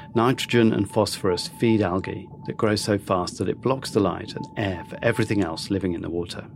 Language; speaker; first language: English; native; English